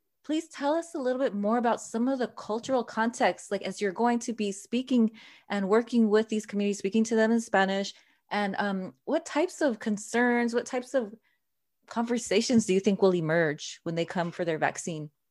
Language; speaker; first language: English; native; English